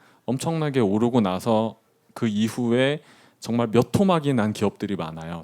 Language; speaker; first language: Korean; native; Korean